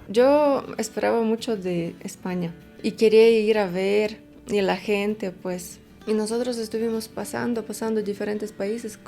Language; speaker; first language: Spanish; non-native, fluent; Russian